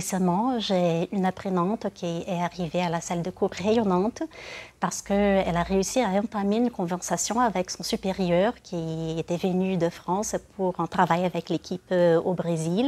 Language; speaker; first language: French; non-native, fluent; Portuguese